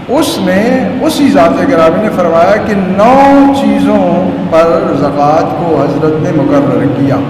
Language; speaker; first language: Urdu; non-native, local second language; Punjabi